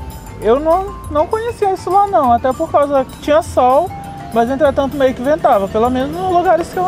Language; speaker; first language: Portuguese; native; Portuguese